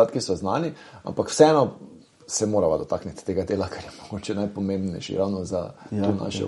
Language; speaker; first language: Slovenian; native; Slovenian